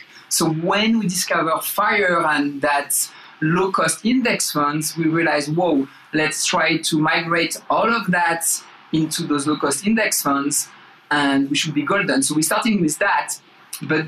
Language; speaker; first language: English; non-native, fluent; French